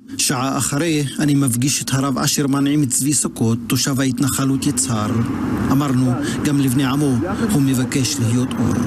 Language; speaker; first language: Hebrew; non-native, local second language; Arabic